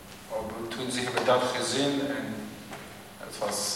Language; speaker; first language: Dutch; non-native, fluent; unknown